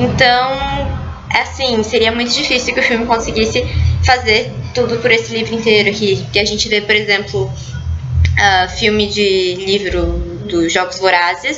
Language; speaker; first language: Portuguese; native; Portuguese